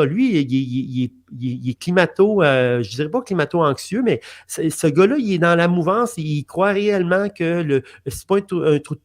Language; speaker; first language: French; native; French